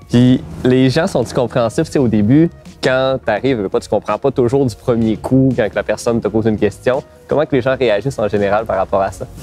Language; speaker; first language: French; native; French